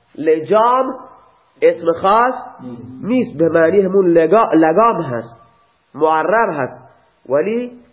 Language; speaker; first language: Persian; non-native, local second language; Baluchi